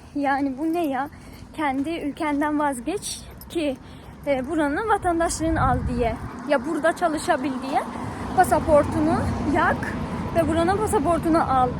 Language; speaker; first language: Turkish; non-native, fluent; Persian